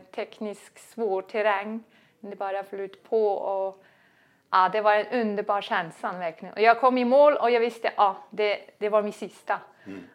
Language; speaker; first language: Swedish; non-native, fluent; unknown